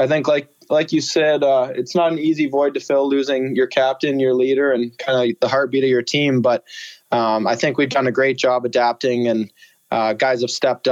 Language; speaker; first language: English; native; English